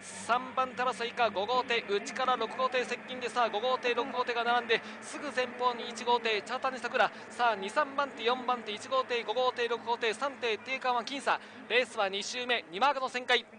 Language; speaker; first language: Japanese; native; Japanese